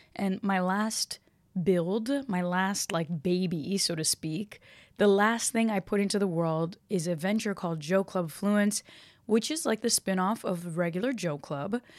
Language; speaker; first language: English; early bilingual, other home language; Portuguese